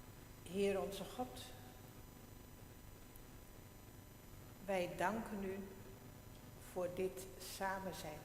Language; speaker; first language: Dutch; non-native, local second language; Western Frisian